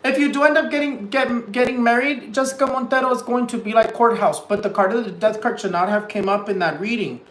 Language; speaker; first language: English; early bilingual, other home language; Spanish